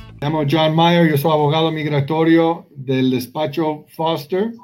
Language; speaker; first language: Spanish; non-native, learner; English